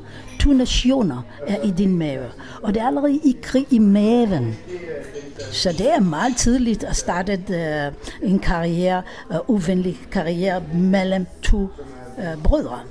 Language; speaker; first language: Danish; non-native, fluent; Hebrew